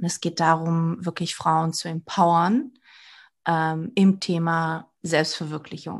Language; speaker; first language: German; early bilingual, other home language; Portuguese